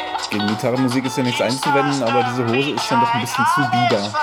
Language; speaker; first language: German; native; German